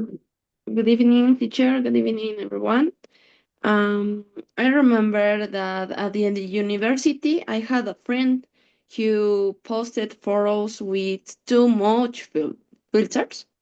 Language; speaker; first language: English; non-native, learner; Spanish